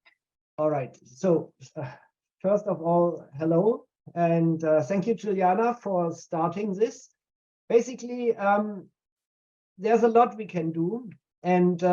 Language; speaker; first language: English; non-native, fluent; German